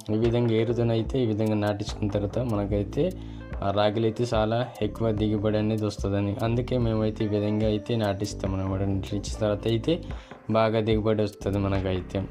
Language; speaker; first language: Telugu; non-native, local second language; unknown